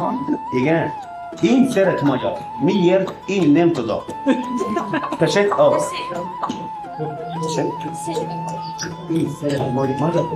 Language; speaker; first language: Hungarian; non-native, learner; Arabic